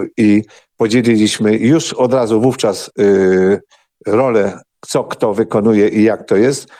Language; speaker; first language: Polish; non-native, local second language; Ukrainian